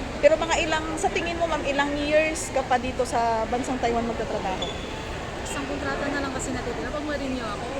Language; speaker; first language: Filipino; non-native, local second language; Cebuano